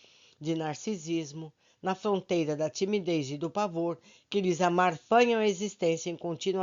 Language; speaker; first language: Portuguese; native; Portuguese